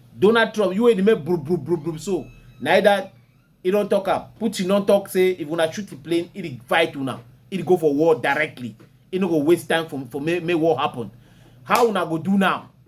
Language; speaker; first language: Nigerian Pidgin; native; Nigerian Pidgin